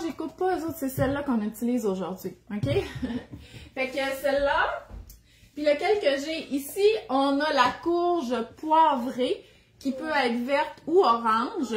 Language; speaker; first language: French; native; French